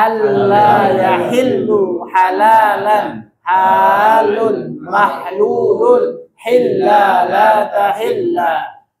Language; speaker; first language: Arabic; non-native, fluent; Indonesian